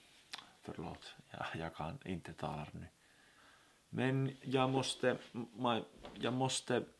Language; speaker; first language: Swedish; non-native, learner; Finnish